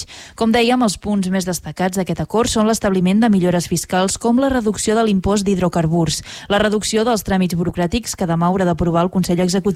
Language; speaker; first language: Catalan; native; Catalan